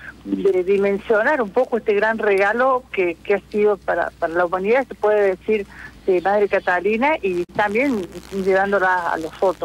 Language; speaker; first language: Spanish; native; Spanish